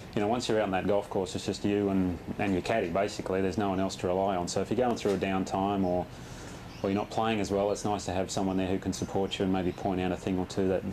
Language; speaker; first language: English; native; English